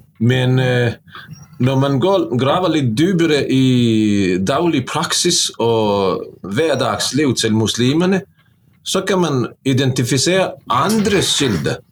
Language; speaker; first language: Norwegian; non-native, fluent; Bosnian